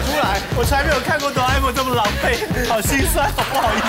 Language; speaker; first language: Chinese; native; Chinese